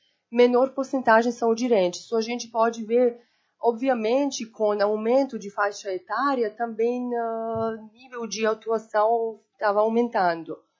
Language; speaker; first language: Portuguese; non-native, fluent; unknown